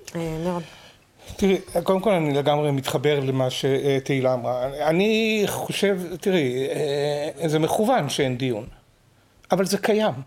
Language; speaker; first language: Hebrew; native; Hebrew